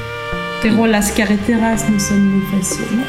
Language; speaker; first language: Spanish; non-native, learner; French